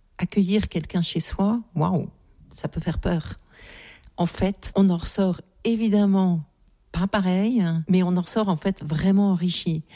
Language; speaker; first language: French; native; French